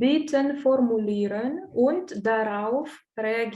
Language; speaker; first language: German; non-native, fluent; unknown